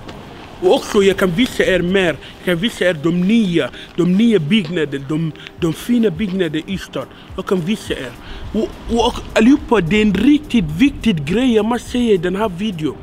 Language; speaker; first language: Swedish; non-native, fluent; Arabic